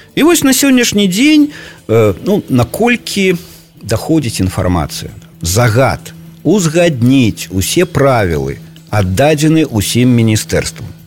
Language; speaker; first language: Belarusian; native; Belarusian